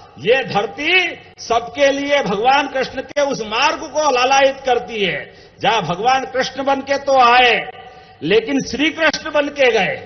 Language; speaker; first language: Hindi; native; Hindi